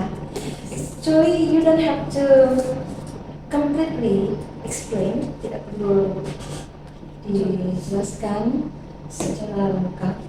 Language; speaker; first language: English; non-native, fluent; Indonesian